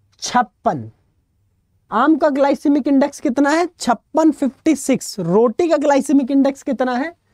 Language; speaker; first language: Hindi; native; Hindi